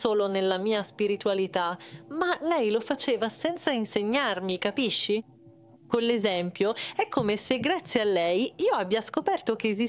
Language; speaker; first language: Italian; non-native, fluent; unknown